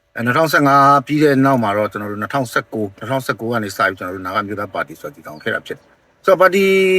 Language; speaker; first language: Burmese; non-native, local second language; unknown